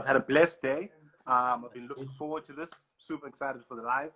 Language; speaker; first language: English; non-native, local second language; Xhosa